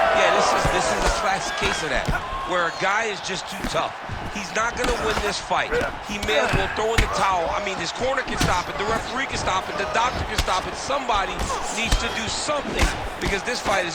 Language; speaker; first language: English; native; English